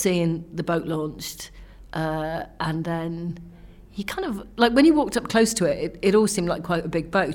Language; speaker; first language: English; native; English